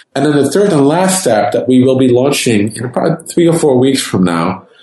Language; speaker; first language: English; non-native, fluent; Dutch